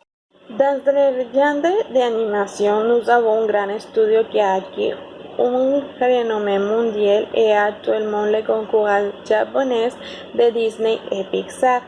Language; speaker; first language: French; non-native, learner; Spanish